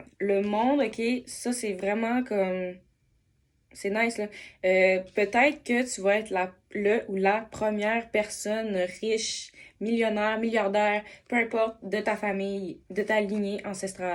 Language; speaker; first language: French; native; French